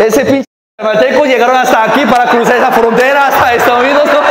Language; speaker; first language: Spanish; non-native, fluent; Korean